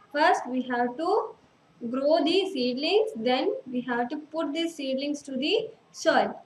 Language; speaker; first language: English; non-native, local second language; Telugu